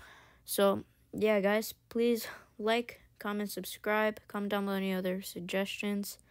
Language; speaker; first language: English; native; English